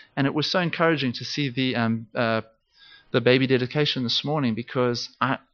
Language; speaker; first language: English; native; English